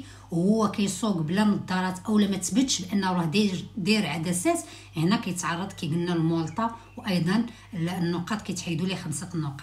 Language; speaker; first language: Arabic; native; Arabic